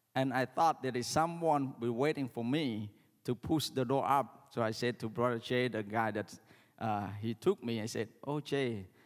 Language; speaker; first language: English; non-native, learner; Khmer